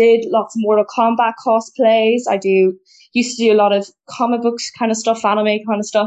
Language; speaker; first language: English; native; English